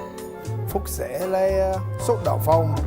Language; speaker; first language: Vietnamese; non-native, learner; English